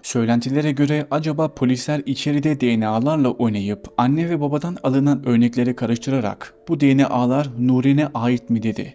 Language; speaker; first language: Turkish; native; Turkish